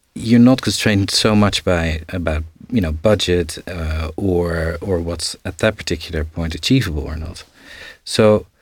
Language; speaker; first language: English; non-native, fluent; Dutch